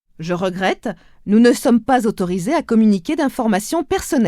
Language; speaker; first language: French; native; French